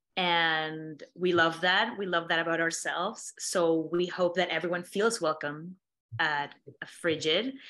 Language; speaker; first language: English; non-native, fluent; Spanish